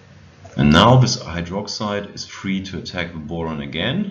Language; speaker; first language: English; non-native, fluent; German